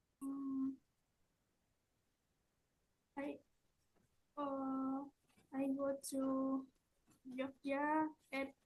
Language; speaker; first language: English; non-native, learner; Indonesian